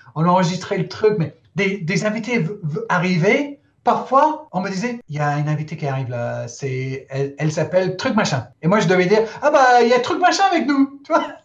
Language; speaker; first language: French; non-native, fluent; English